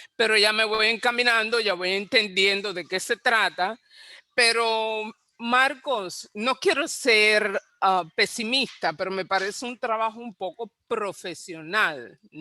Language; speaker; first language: Spanish; non-native, fluent; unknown